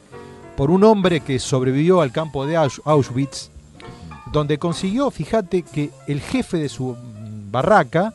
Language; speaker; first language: Spanish; native; Spanish